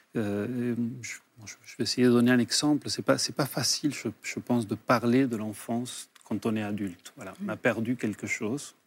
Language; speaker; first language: French; early bilingual, other home language; Spanish